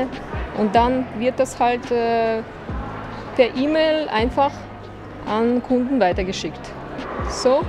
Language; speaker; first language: German; non-native, fluent; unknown